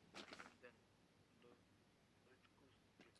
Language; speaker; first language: German; non-native, learner; Macedonian